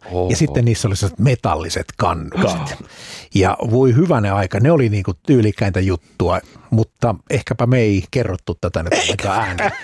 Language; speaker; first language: Finnish; native; Finnish